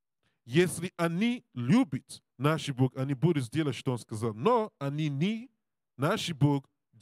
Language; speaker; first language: Russian; non-native, learner; English